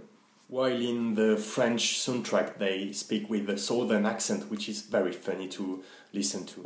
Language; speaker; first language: English; non-native, fluent; French